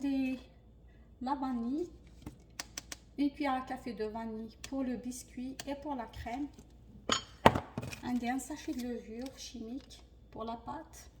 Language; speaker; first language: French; non-native, local second language; Arabic